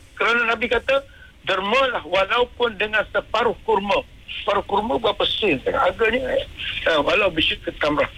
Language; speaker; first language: Malay; native; Malay